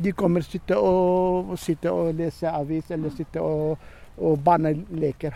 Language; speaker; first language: Norwegian; non-native, learner; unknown